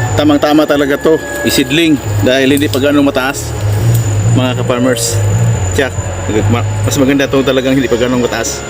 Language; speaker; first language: Filipino; non-native, local second language; Cebuano